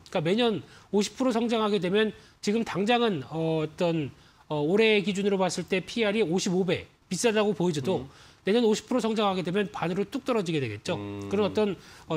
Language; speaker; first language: Korean; native; Korean